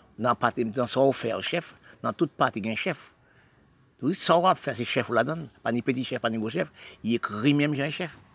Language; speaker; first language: French; non-native, local second language; Haitian Creole